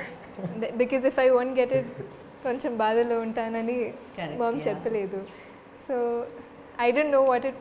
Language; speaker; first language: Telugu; non-native, learner; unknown